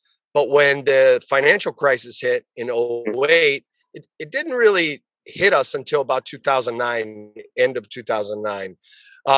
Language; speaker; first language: English; early bilingual, other home language; Portuguese